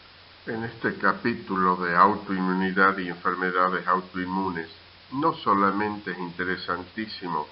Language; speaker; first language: Spanish; native; Spanish